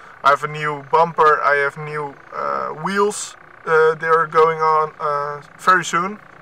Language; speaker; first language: English; non-native, fluent; Dutch